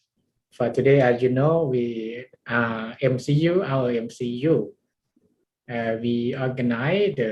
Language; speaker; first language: English; non-native, learner; Thai